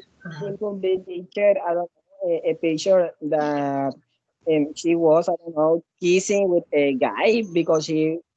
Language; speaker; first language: English; non-native, learner; Spanish